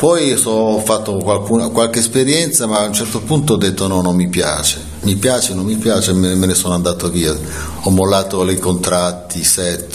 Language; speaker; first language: Italian; native; Italian